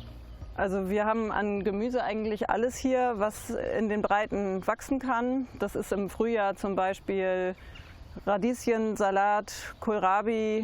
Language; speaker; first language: German; native; German